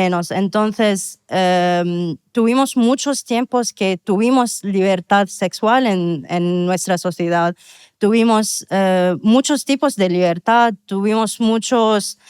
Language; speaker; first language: Spanish; non-native, fluent; Arabic